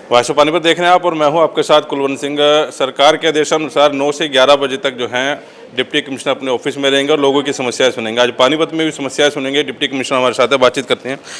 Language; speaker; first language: Hindi; native; Hindi